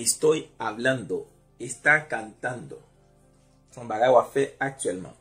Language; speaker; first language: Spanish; non-native, fluent; Haitian Creole